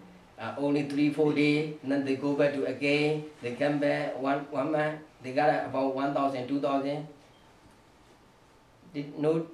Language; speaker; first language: English; non-native, learner; Burmese